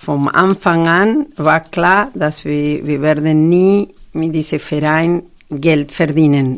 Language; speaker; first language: German; non-native, fluent; Spanish